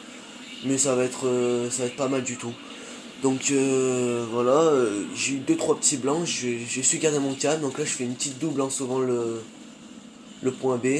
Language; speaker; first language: French; native; French